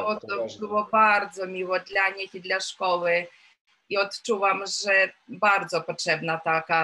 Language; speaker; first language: Polish; non-native, fluent; Ukrainian